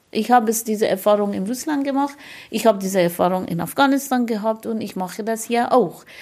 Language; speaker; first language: German; non-native, fluent; Persian